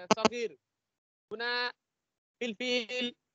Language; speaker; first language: Arabic; non-native, learner; Bangla